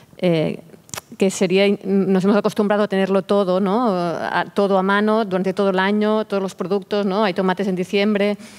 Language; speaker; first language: Spanish; non-native, local second language; Catalan